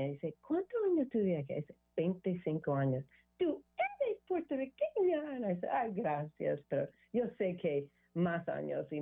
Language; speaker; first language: Spanish; non-native, learner; English